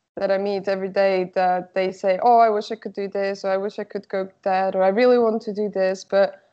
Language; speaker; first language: English; non-native, fluent; Slovak